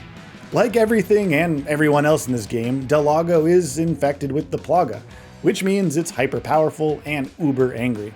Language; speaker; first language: English; native; English